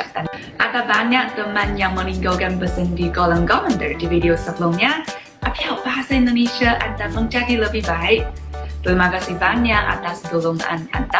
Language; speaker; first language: Indonesian; non-native, fluent; Chinese